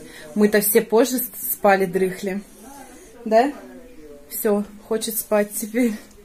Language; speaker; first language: Russian; native; Russian